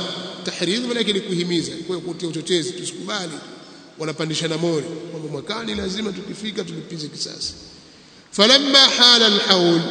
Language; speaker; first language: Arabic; non-native, fluent; Swahili